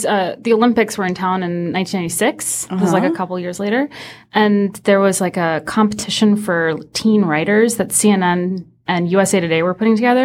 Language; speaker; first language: English; early bilingual, other home language; Persian